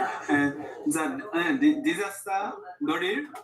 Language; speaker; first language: English; non-native, learner; Japanese